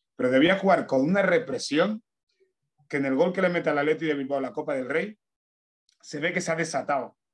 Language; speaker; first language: Spanish; native; Spanish